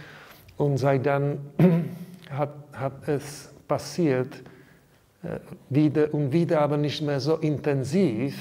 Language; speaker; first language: German; non-native, learner; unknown